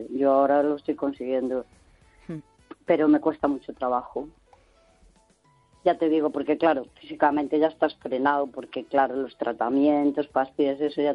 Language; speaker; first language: Spanish; native; Spanish